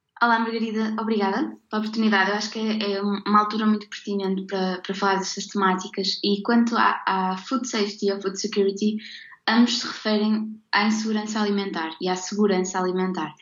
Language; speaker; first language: Portuguese; native; Portuguese